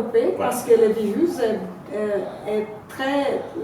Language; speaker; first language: French; non-native, learner; Portuguese